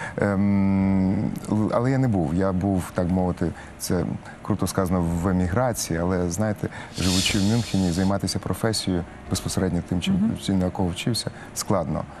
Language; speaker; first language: Ukrainian; native; Ukrainian